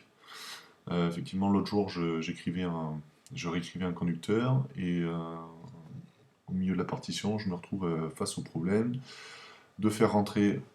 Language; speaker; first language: French; native; French